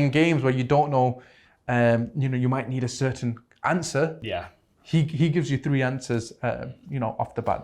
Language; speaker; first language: English; native; English